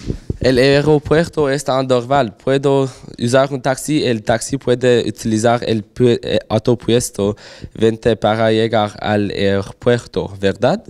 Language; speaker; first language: Spanish; non-native, learner; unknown